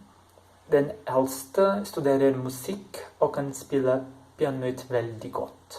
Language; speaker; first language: Norwegian; non-native, learner; Portuguese